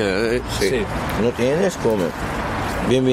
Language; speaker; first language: Spanish; non-native, learner; Arabic